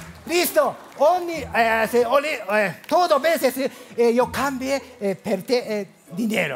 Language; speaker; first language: Spanish; non-native, learner; Japanese